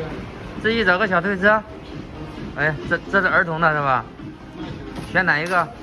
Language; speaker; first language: Chinese; native; Chinese